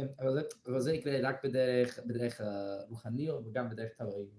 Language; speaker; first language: Hebrew; non-native, learner; English